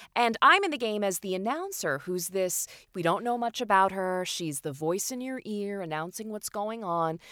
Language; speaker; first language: English; native; English